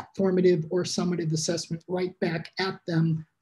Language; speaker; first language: English; native; English